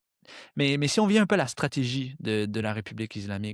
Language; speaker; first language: French; native; French